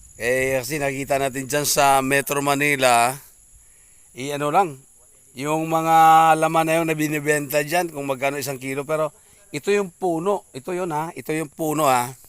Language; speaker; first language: Filipino; non-native, local second language; Cebuano